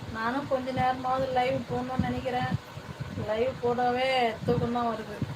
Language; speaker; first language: Tamil; non-native, local second language; Telugu